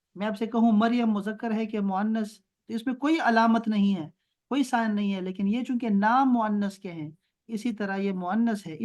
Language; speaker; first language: Urdu; non-native, local second language; Pashto